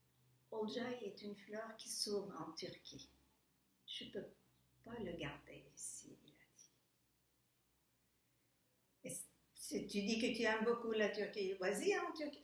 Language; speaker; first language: French; non-native, fluent; Turkish